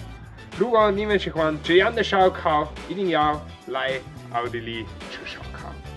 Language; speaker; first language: Chinese; non-native, fluent; German